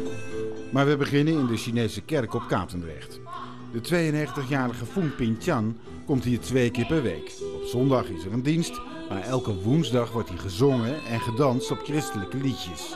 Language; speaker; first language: Dutch; native; Dutch